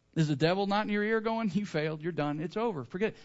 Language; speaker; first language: English; native; English